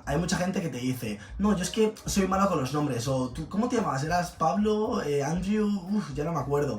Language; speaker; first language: Spanish; native; Spanish